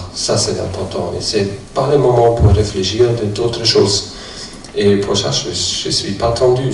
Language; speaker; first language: French; non-native, fluent; German